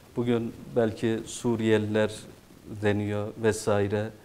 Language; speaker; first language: Turkish; native; Turkish